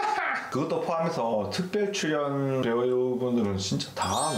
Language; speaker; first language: Korean; native; Korean